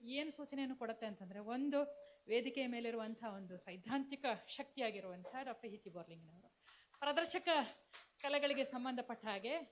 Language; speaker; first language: Kannada; native; Kannada